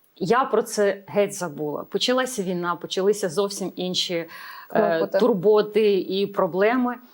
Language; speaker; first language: Ukrainian; native; Ukrainian